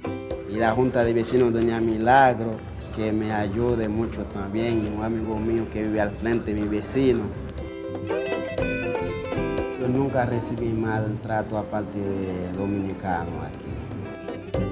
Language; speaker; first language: Spanish; non-native, learner; Haitian Creole